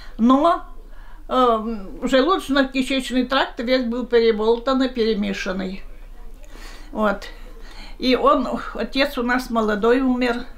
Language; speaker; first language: Russian; native; Russian